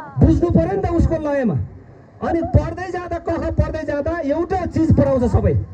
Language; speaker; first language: Nepali; non-native, local second language; Eastern Tamang